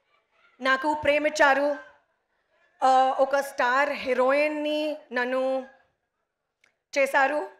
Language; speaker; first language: Telugu; non-native, local second language; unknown